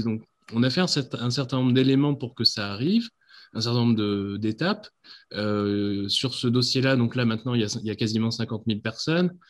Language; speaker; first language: French; native; French